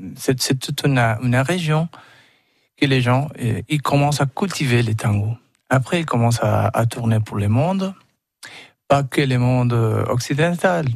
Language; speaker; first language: French; non-native, learner; Spanish